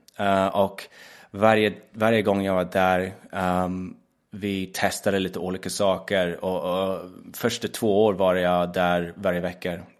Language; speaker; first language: Swedish; non-native, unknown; English